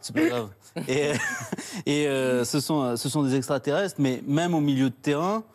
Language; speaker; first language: French; native; French